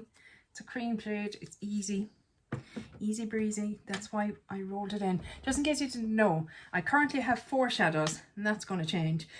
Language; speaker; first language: English; native; English